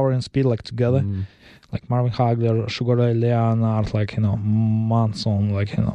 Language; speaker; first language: English; non-native, learner; Kazakh